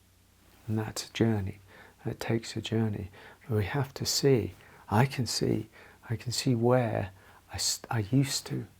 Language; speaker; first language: English; native; English